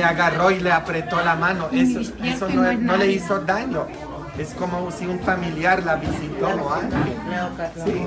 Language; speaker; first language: Spanish; non-native, fluent; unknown